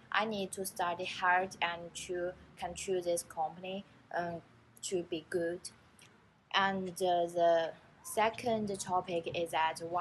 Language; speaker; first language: English; non-native, learner; Chinese